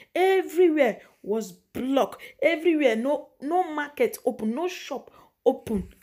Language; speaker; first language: Nigerian Pidgin; non-native, local second language; Igbo